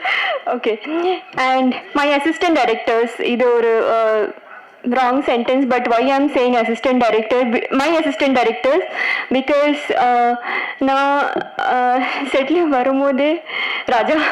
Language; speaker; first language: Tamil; non-native, learner; Bangla